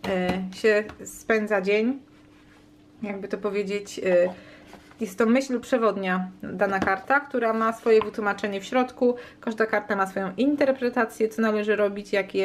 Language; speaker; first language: Polish; native; Polish